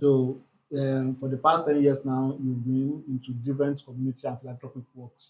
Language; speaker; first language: English; non-native, local second language; Yoruba